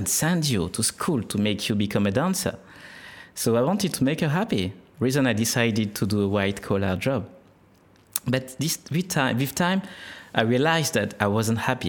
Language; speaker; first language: English; non-native, fluent; French